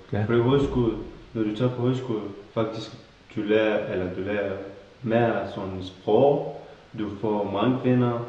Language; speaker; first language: Danish; non-native, learner; Kurdish